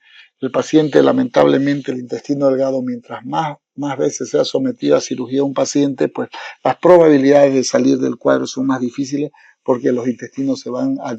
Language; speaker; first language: Spanish; native; Spanish